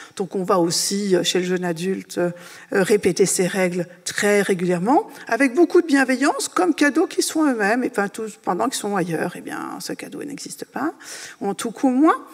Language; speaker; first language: French; native; French